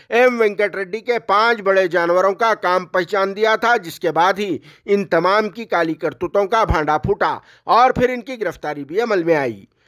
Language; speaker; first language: Hindi; non-native, local second language; Urdu